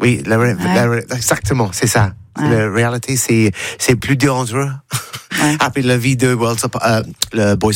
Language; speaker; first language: French; non-native, learner; English